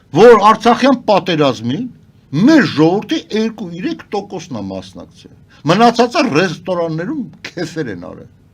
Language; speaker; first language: Armenian; native; Armenian